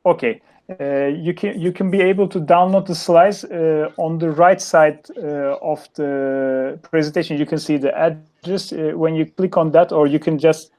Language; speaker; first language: English; non-native, fluent; Turkish